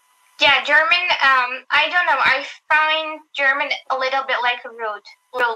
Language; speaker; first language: English; non-native, learner; Turkish